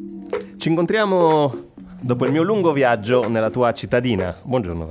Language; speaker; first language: Italian; native; Italian